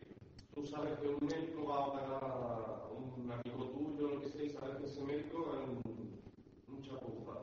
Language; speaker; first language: Spanish; native; Spanish